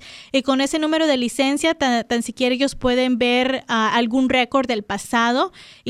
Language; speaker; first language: Spanish; native; Spanish